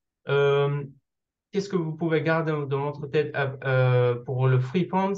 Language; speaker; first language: French; non-native, learner; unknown